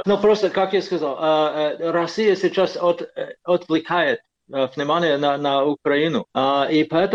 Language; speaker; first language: Russian; non-native, fluent; English